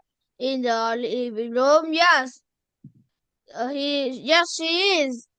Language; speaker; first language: English; non-native, learner; Vietnamese